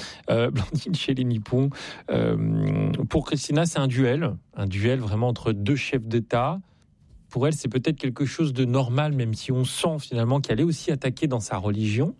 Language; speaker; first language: French; native; French